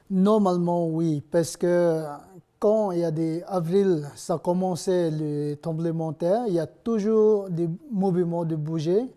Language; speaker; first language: French; non-native, learner; Nepali